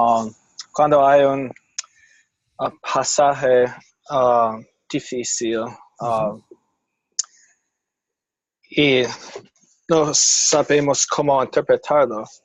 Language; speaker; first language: Spanish; non-native, fluent; English